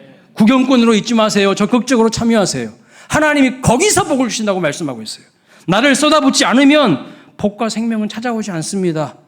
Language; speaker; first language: Korean; native; Korean